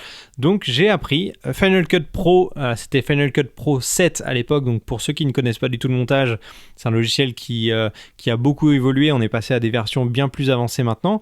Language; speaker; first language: French; native; French